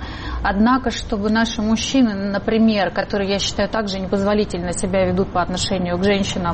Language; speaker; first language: Russian; native; Russian